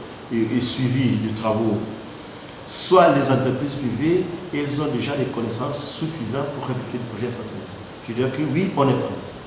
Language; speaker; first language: French; non-native, fluent; Portuguese